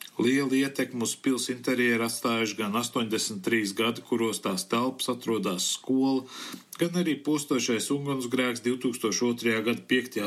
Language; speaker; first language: Latvian; early bilingual, heritage; Latvian